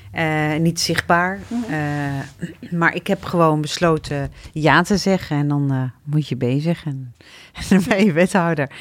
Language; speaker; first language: Dutch; early bilingual, other home language; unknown